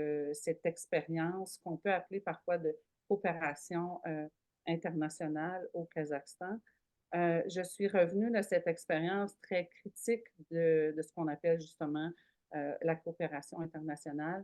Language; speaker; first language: French; native; French